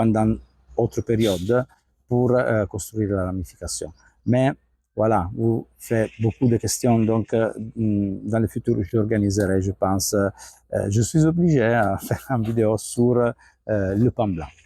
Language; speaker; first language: French; non-native, fluent; Italian